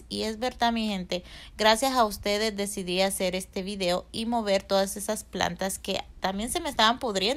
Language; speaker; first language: Spanish; native; Spanish